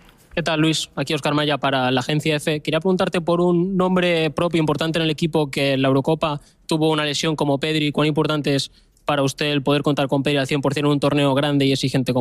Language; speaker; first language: Spanish; native; Spanish